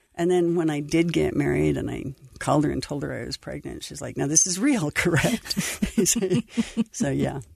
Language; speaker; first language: English; native; English